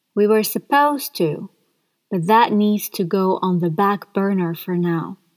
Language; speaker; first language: English; non-native, fluent; Arabic